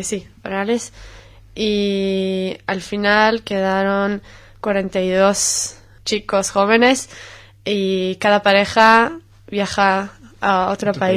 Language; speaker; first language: Spanish; non-native, fluent; Hebrew